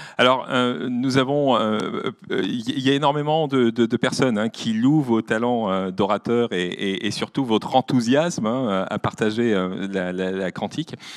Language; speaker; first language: French; native; French